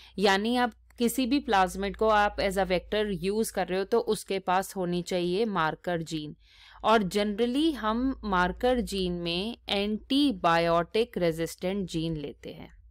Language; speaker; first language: Hindi; native; Hindi